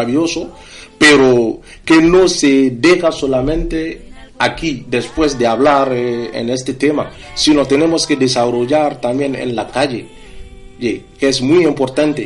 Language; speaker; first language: Spanish; non-native, fluent; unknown